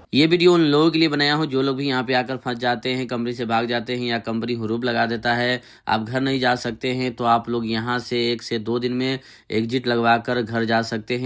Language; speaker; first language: Hindi; native; Hindi